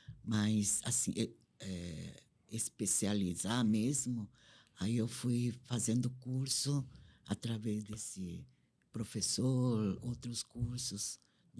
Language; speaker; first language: Portuguese; non-native, fluent; Korean